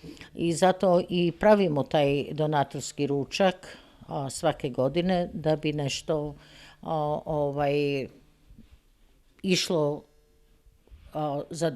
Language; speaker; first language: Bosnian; early bilingual, heritage; Serbian